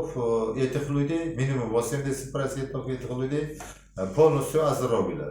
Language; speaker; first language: Russian; non-native, local second language; Uzbek